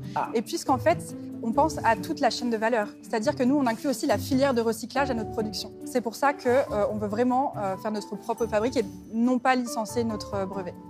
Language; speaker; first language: French; native; French